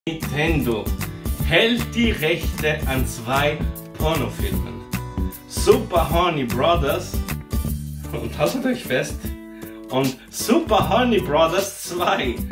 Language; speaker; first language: German; early bilingual, other home language; Portuguese